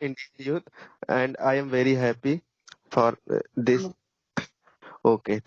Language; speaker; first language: English; non-native, learner; Hindi